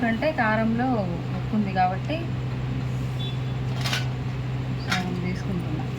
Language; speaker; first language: Telugu; native; Telugu